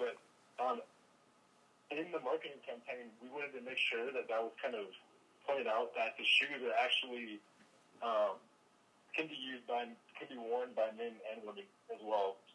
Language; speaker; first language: English; non-native, local second language; Igbo